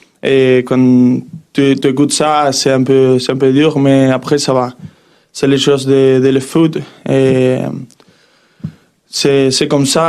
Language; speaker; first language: French; non-native, learner; Spanish